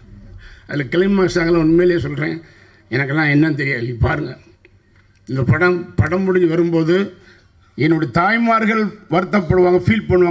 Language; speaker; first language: Tamil; native; Tamil